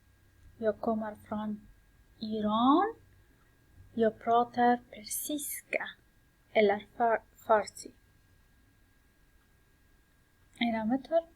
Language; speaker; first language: Swedish; non-native, fluent; Persian